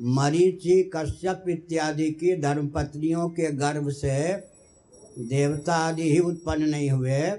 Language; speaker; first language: Hindi; non-native, local second language; Maithili